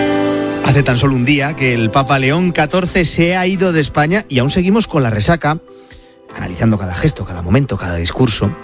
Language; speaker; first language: Spanish; native; Spanish